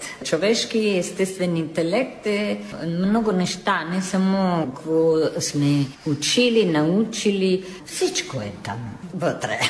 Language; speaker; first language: Bulgarian; non-native, fluent; Italian